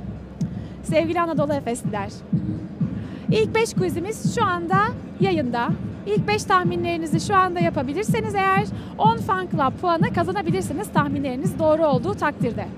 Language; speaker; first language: Turkish; native; Turkish